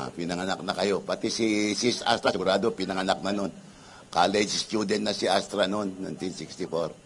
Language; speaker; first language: Filipino; non-native, local second language; Iloko